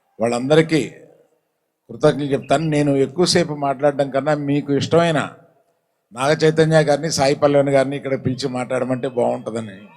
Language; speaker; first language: Telugu; native; Telugu